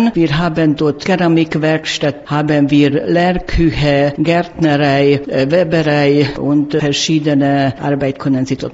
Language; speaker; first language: German; non-native, learner; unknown